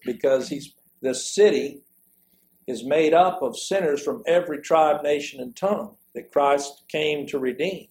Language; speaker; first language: English; native; English